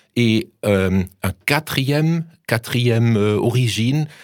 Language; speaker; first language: French; non-native, fluent; German